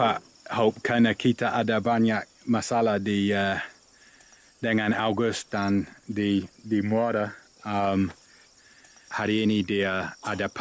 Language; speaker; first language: Indonesian; non-native, learner; English